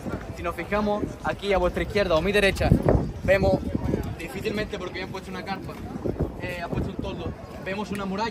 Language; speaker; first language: Spanish; native; Spanish